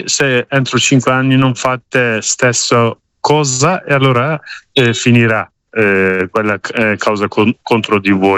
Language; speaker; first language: Italian; non-native, learner; Kurdish